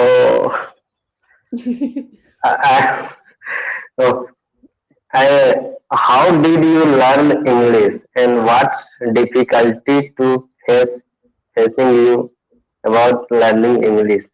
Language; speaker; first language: English; non-native, learner; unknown